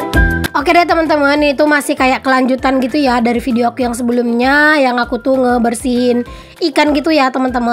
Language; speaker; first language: Indonesian; native; Indonesian